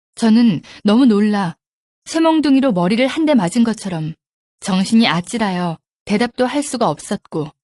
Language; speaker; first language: Korean; native; Korean